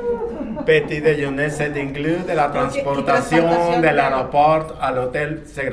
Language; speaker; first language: French; non-native, learner; Spanish